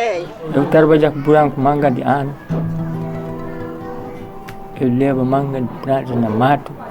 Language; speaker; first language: Portuguese; non-native, learner; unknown